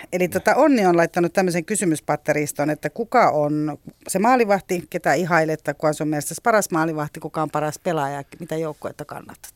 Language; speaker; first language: Finnish; native; Finnish